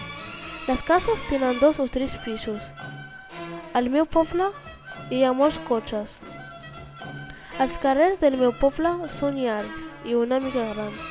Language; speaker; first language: Catalan; early bilingual, other home language; Arabic